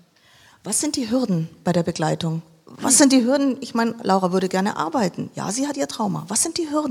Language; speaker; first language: German; native; German